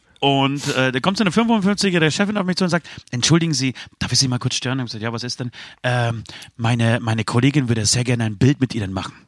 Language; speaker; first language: German; early bilingual, other home language; Polish